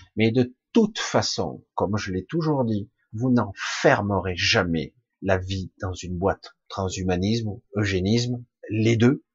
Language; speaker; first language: French; native; French